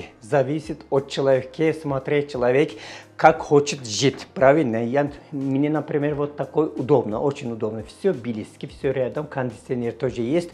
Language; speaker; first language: Russian; non-native, learner; Turkish